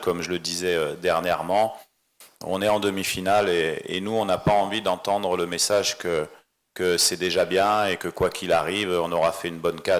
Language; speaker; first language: French; native; French